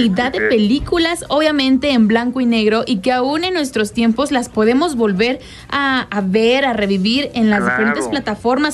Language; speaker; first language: Spanish; native; Spanish